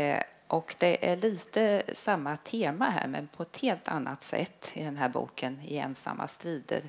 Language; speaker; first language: Swedish; native; Swedish